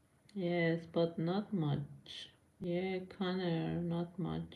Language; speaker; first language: English; non-native, learner; Persian